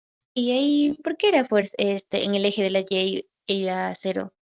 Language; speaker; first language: Spanish; native; Spanish